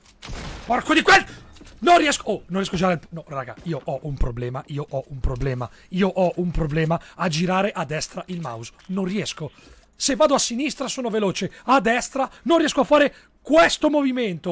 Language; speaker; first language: Italian; native; Italian